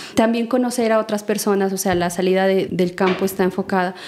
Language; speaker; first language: Spanish; native; Spanish